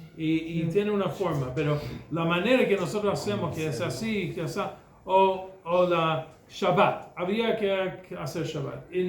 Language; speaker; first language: Spanish; non-native, fluent; English